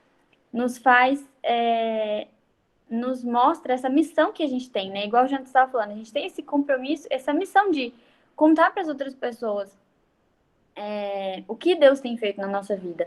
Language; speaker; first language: Portuguese; native; Portuguese